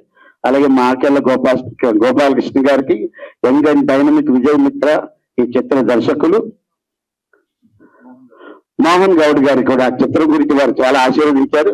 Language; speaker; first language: Telugu; native; Telugu